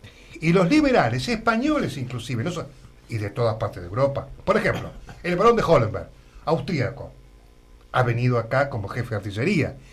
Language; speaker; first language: Spanish; native; Spanish